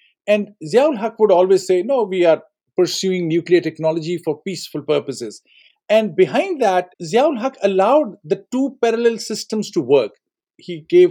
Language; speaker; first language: English; non-native, local second language; Urdu